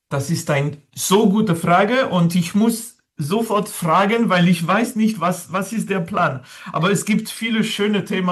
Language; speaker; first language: German; non-native, learner; French